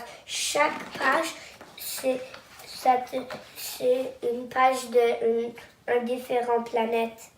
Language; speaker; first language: French; non-native, local second language; English